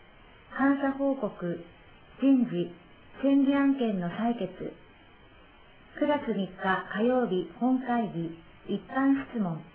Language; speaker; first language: Japanese; native; Japanese